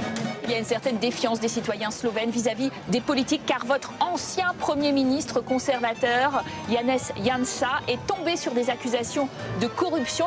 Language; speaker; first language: French; native; French